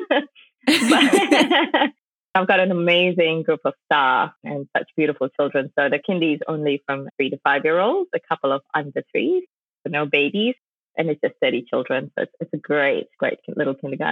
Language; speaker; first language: English; non-native, local second language; Tamil